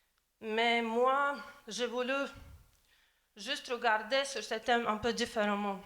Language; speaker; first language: French; non-native, learner; Latvian